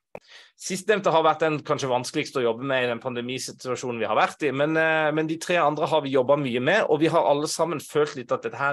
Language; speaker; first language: Norwegian; native; Norwegian